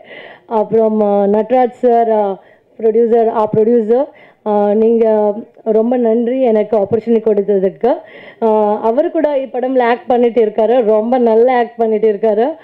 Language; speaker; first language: Tamil; non-native, learner; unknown